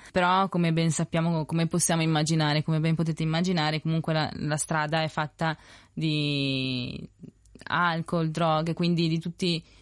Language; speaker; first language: Italian; early bilingual, other home language; Spanish